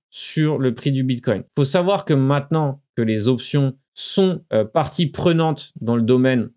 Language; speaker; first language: French; native; French